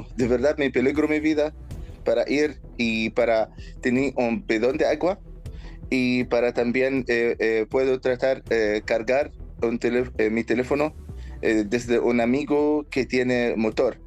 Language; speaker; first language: Spanish; non-native, learner; Arabic